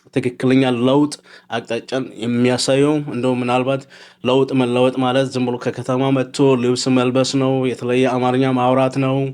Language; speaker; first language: Amharic; non-native, local second language; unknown